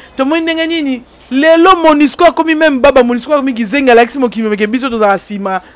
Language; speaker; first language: French; non-native, local second language; Lingala